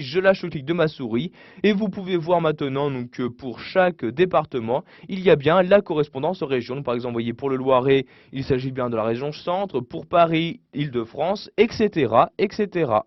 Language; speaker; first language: French; native; French